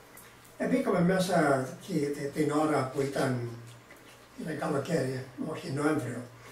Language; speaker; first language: Greek; early bilingual, heritage; Greek